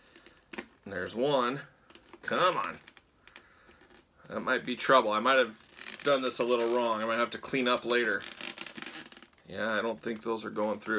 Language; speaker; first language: English; native; English